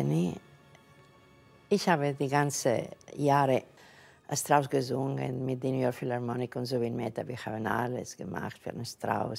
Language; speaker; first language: German; non-native, fluent; Catalan